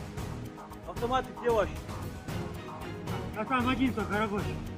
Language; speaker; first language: Russian; native; Russian